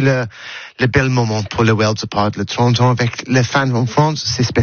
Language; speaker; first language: French; non-native, learner; English